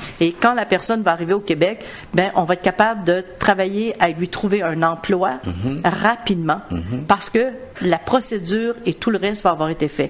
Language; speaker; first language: French; native; French